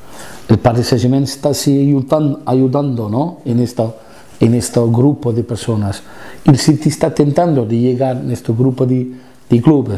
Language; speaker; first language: Spanish; non-native, fluent; Italian